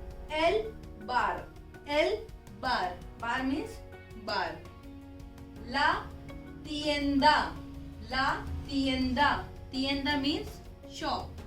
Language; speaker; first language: Spanish; non-native, fluent; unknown